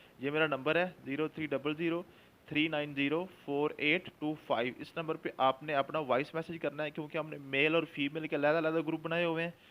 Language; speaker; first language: Urdu; non-native, local second language; Punjabi